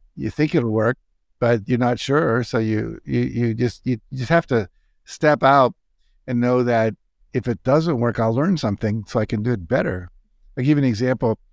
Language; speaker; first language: English; native; English